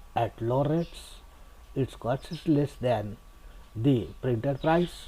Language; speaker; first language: English; non-native, local second language; Marathi